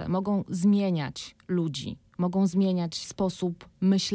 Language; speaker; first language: Polish; native; Polish